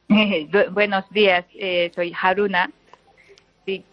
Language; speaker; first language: Spanish; non-native, fluent; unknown